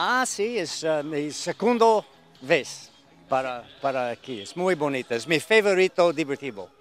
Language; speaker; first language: Spanish; non-native, learner; English